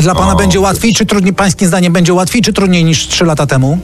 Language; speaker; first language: Polish; native; Polish